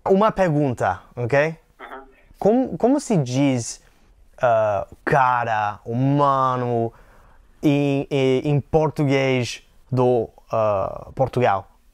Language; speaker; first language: Portuguese; non-native, learner; English